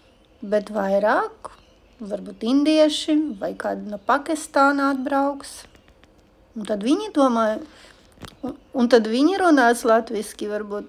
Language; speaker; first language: Latvian; non-native, local second language; Russian